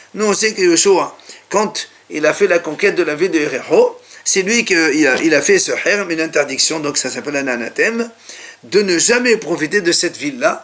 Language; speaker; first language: French; native; French